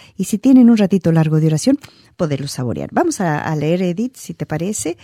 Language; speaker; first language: Spanish; native; Spanish